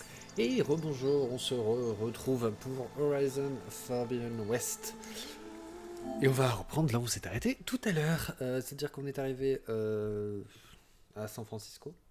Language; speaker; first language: French; native; French